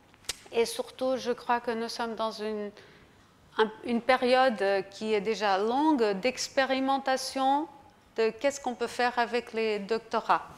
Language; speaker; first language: French; non-native, fluent; Portuguese